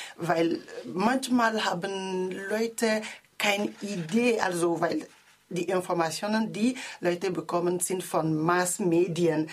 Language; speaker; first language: German; non-native, learner; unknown